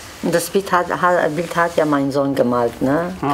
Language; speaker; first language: German; non-native, learner; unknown